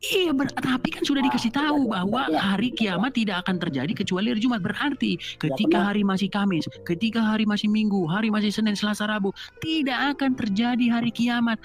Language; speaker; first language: Indonesian; native; Indonesian